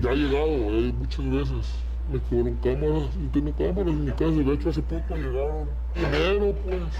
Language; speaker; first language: Spanish; native; Spanish